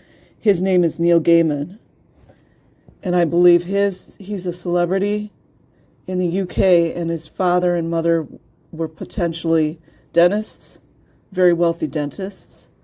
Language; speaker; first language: English; native; English